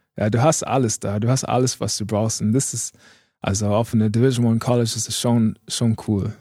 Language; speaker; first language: German; non-native, fluent; English